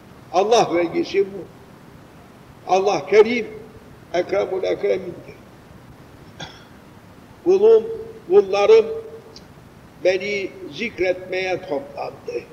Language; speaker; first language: Turkish; native; Turkish